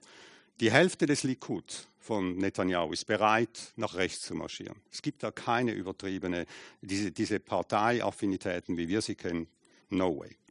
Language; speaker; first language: German; native; German